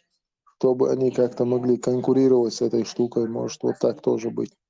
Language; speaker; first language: Russian; non-native, local second language; Chechen